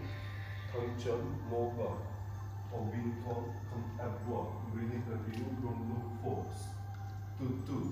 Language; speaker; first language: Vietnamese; non-native, learner; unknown